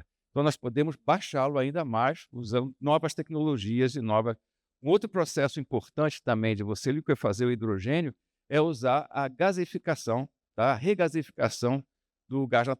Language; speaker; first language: Portuguese; native; Portuguese